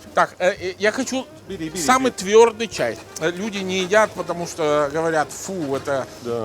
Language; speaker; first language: Russian; non-native, fluent; Italian